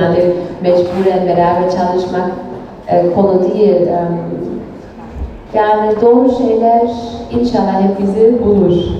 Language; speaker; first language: Turkish; early bilingual, heritage; Turkish